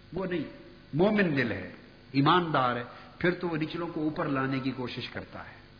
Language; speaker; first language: Urdu; non-native, local second language; Punjabi